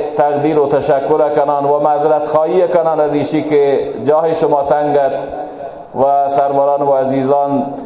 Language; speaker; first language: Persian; non-native, local second language; Baluchi